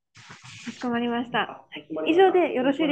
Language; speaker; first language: Japanese; native; Japanese